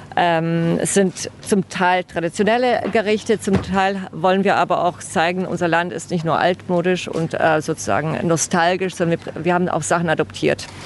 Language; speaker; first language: German; early bilingual, other home language; Bosnian